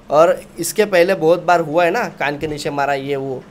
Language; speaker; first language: Hindi; non-native, local second language; Marathi